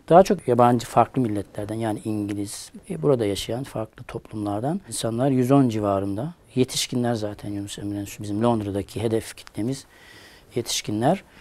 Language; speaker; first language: Turkish; native; Turkish